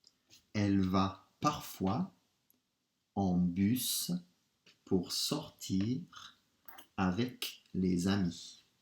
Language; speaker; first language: French; non-native, fluent; English